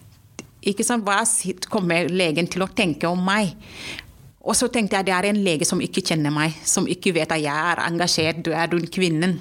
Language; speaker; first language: Norwegian; non-native, fluent; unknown